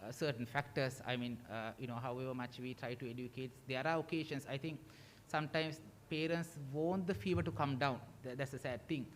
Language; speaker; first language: English; non-native, local second language; Sinhala